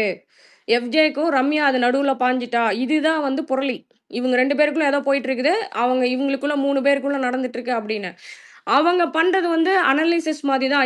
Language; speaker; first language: Tamil; native; Tamil